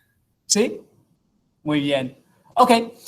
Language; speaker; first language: Spanish; non-native, fluent; English